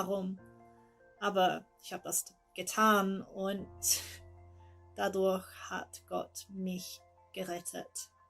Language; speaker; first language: German; non-native, learner; English